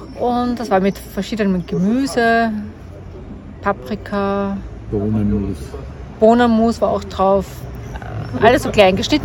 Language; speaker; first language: German; native; German